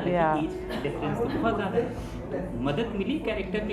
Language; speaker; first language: Hindi; native; Hindi